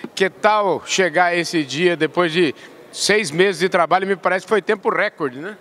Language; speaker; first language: Portuguese; native; Portuguese